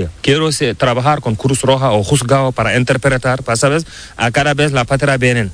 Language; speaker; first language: Spanish; non-native, learner; Fula